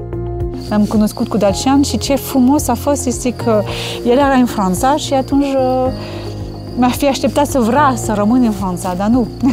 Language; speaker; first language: Romanian; non-native, learner; French